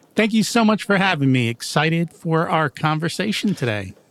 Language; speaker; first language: English; native; English